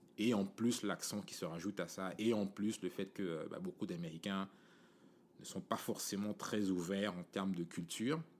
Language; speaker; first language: French; native; French